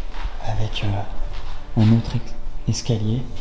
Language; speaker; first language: French; native; French